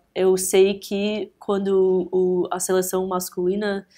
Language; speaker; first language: Portuguese; early bilingual, heritage; English